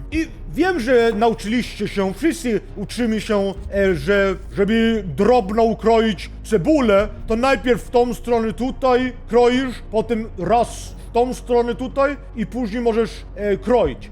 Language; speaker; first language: Polish; non-native, learner; Swedish